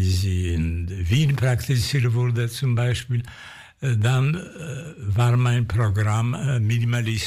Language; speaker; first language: German; non-native, fluent; Polish